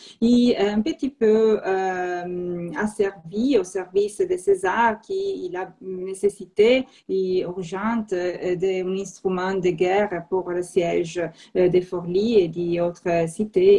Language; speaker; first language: French; non-native, learner; Italian